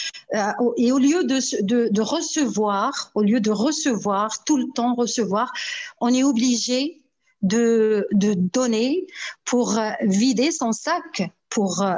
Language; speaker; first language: French; non-native, local second language; Arabic